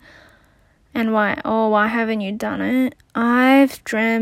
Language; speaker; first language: English; native; English